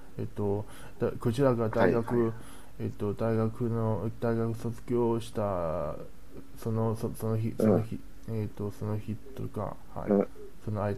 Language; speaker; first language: Japanese; non-native, learner; Chinese